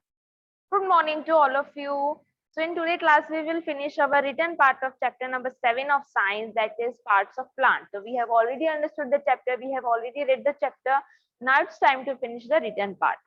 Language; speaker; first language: English; non-native, local second language; Hindi